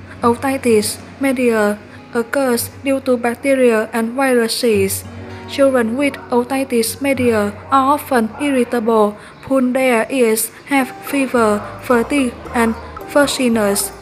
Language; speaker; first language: English; non-native, fluent; Vietnamese